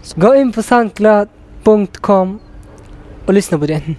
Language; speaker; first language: Swedish; non-native, learner; Tigrinya